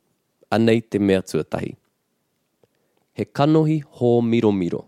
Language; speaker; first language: Māori; non-native, local second language; English